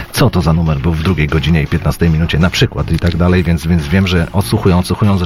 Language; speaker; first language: Polish; native; Polish